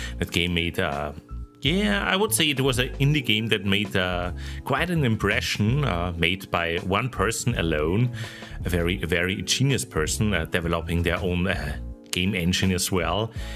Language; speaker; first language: English; non-native, fluent; German